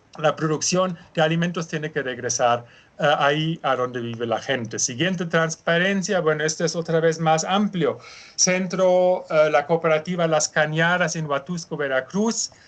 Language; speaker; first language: Spanish; non-native, fluent; German